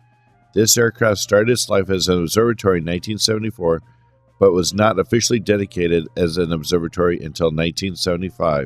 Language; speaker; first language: English; native; English